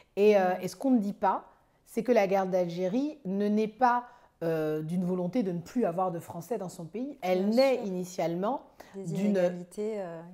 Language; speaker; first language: French; native; French